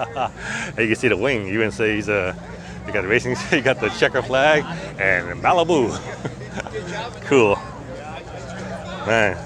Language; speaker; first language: English; native; English